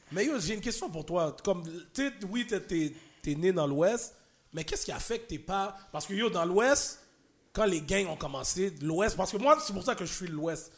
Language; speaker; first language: French; native; French